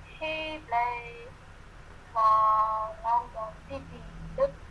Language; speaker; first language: English; non-native, learner; Vietnamese